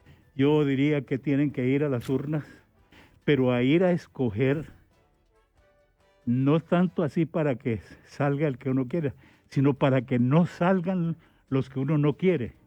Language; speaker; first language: Spanish; native; Spanish